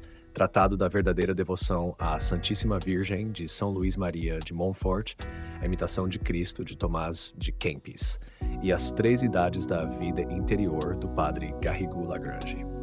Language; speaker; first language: Portuguese; native; Portuguese